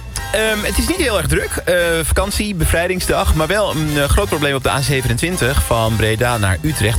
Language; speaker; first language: Dutch; native; Dutch